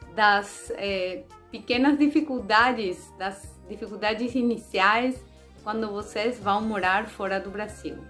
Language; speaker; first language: Portuguese; non-native, fluent; Spanish